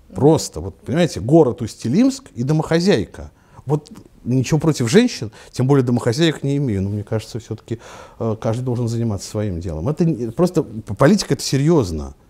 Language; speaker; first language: Russian; native; Russian